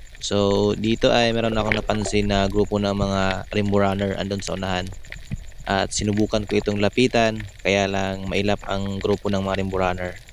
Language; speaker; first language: Filipino; non-native, local second language; Cebuano